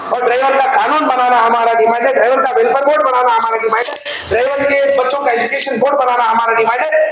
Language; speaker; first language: Hindi; non-native, local second language; Telugu